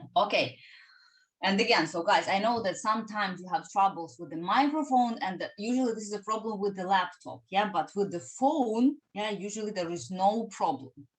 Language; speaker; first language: English; non-native, fluent; Ukrainian